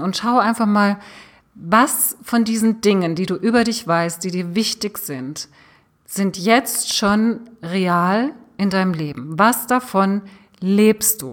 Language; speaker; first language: German; native; German